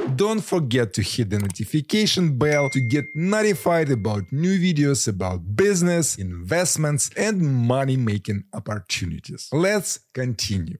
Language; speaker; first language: English; non-native, fluent; Ukrainian